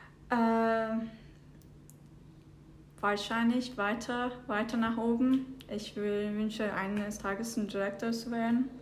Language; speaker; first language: German; non-native, fluent; Turkish